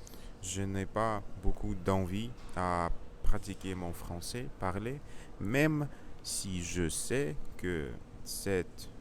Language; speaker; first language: French; non-native, learner; Russian